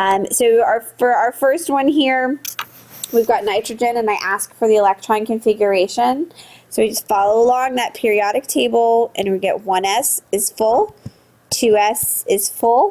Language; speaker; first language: English; native; English